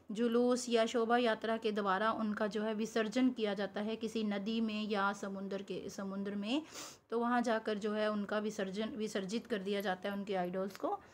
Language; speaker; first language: Hindi; non-native, local second language; Punjabi